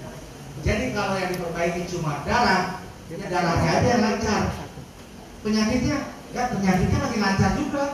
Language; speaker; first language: Indonesian; native; Indonesian